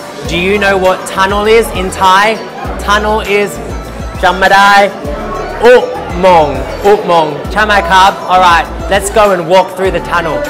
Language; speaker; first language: English; native; English